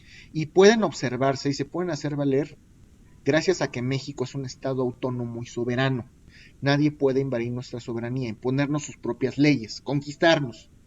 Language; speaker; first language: Spanish; native; Spanish